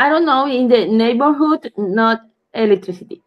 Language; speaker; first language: English; non-native, learner; Spanish